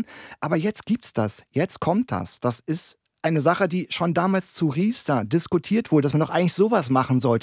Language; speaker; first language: German; native; German